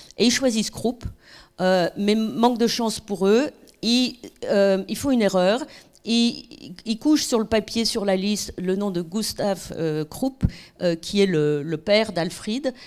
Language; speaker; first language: French; native; French